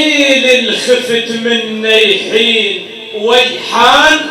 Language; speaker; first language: Arabic; native; Arabic